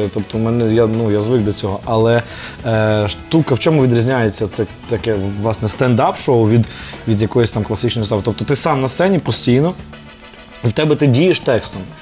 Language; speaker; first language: Ukrainian; native; Ukrainian